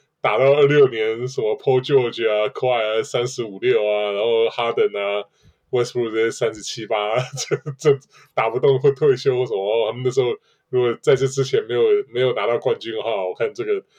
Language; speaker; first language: Chinese; native; Chinese